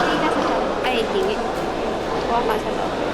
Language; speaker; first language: Filipino; native; Filipino